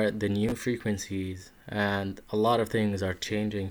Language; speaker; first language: English; non-native, fluent; Arabic